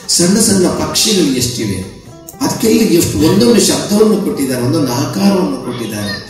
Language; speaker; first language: Kannada; non-native, local second language; Tulu